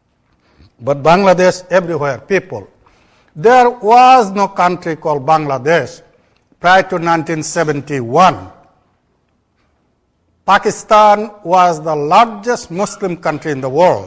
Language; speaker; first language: English; non-native, local second language; Bangla